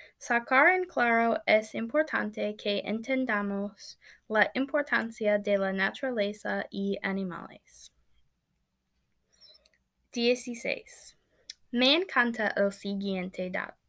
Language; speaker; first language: Spanish; non-native, learner; English